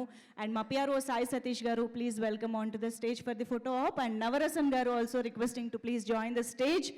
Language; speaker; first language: Telugu; native; Telugu